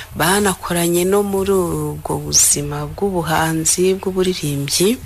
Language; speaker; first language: Kinyarwanda; native; Kinyarwanda